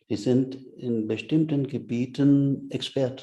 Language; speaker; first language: German; non-native, fluent; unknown